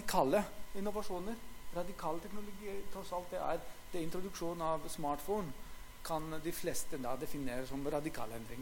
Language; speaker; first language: Norwegian; non-native, fluent; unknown